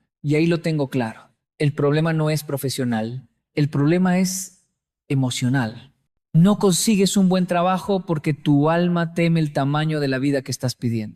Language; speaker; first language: Spanish; native; Spanish